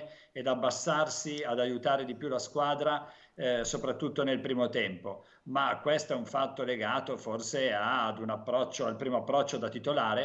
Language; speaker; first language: Italian; native; Italian